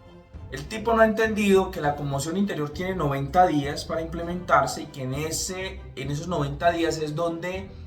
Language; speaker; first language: Spanish; native; Spanish